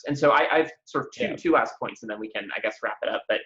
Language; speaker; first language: English; native; English